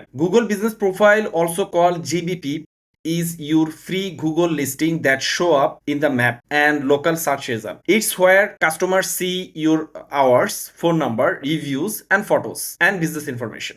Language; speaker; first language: English; non-native, learner; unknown